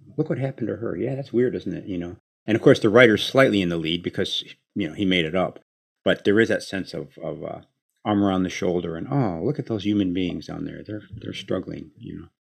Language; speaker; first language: English; native; English